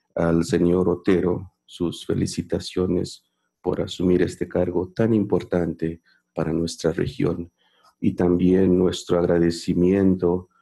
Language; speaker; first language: Spanish; non-native, fluent; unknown